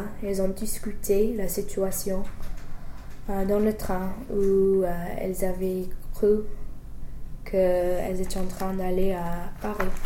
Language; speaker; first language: French; non-native, fluent; English